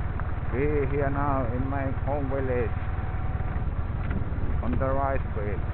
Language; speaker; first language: English; non-native, learner; Finnish